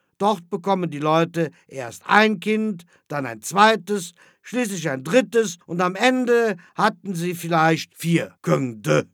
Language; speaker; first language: German; native; German